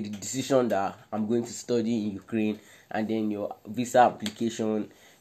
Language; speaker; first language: English; non-native, local second language; Yoruba